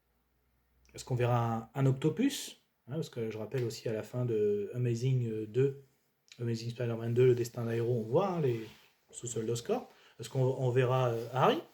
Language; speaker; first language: French; native; French